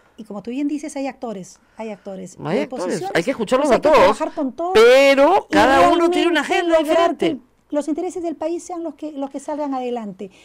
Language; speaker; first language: Spanish; native; Spanish